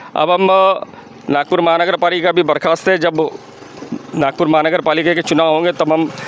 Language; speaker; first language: Hindi; non-native, local second language; Marathi